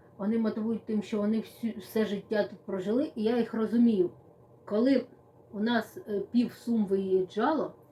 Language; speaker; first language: Ukrainian; native; Ukrainian